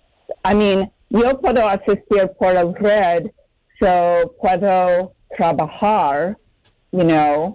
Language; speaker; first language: Spanish; non-native, learner; English